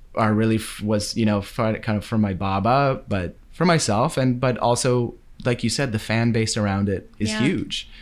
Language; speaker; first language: English; native; English